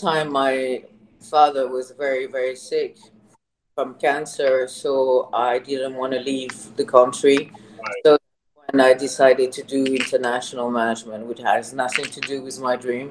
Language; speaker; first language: English; non-native, fluent; French